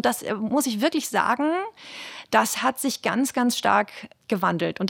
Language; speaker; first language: German; native; German